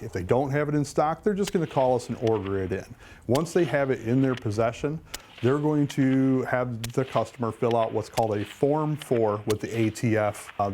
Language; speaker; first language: English; native; English